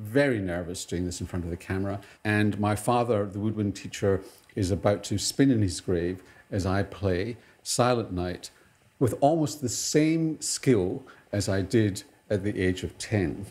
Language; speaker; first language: English; native; English